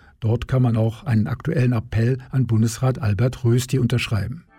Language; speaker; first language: German; native; German